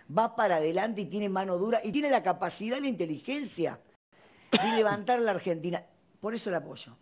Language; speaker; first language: Spanish; native; Spanish